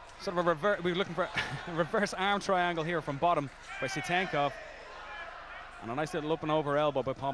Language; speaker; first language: English; native; English